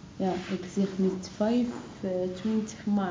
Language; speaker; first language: Dutch; non-native, learner; Arabic